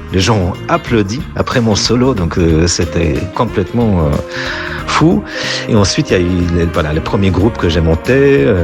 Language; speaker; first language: French; non-native, fluent; Polish